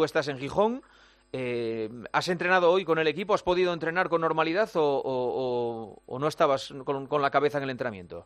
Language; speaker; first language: Spanish; native; Spanish